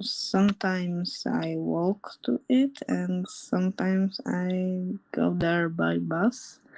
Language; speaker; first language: English; non-native, learner; Polish